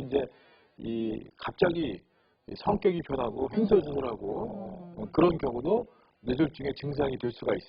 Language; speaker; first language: Korean; native; Korean